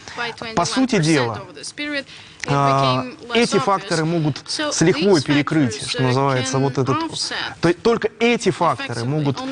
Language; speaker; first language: Russian; native; Russian